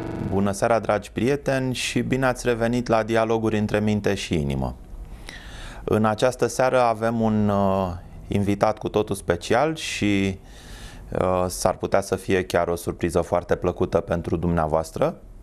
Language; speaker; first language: Romanian; native; Romanian